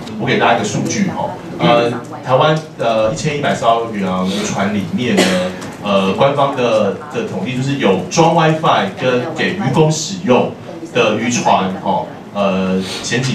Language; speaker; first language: Chinese; native; Chinese